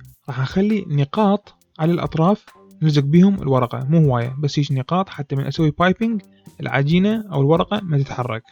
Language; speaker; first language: Arabic; native; Arabic